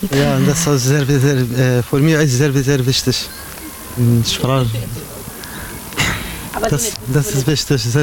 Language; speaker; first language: German; non-native, learner; Arabic